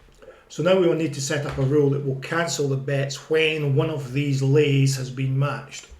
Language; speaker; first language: English; native; English